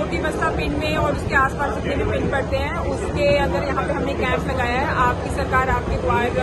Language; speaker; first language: Hindi; non-native, local second language; Punjabi